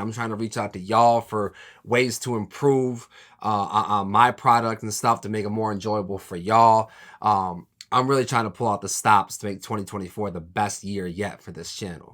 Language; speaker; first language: English; native; English